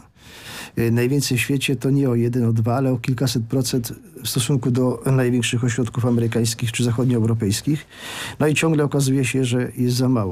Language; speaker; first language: Polish; native; Polish